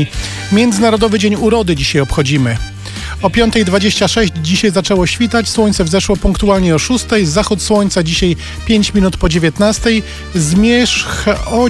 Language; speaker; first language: Polish; native; Polish